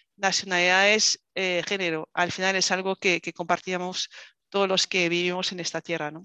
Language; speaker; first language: Spanish; non-native, fluent; French